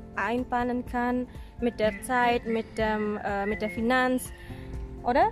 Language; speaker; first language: German; non-native, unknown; Indonesian